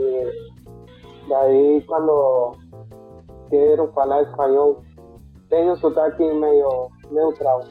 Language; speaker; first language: Portuguese; non-native, fluent; Spanish